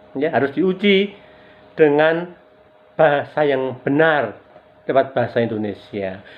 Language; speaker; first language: Indonesian; non-native, local second language; Javanese